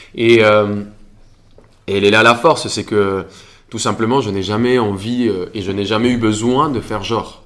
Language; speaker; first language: French; non-native, fluent; Spanish